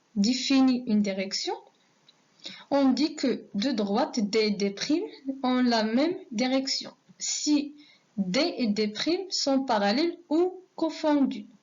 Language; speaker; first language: French; non-native, local second language; Arabic